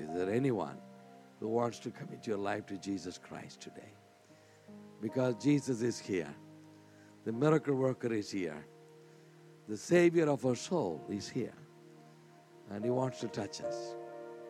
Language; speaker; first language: English; non-native, local second language; Malayalam